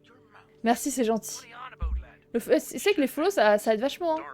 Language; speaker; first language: French; native; French